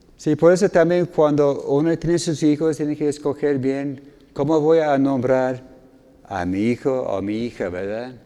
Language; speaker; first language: Spanish; non-native, fluent; English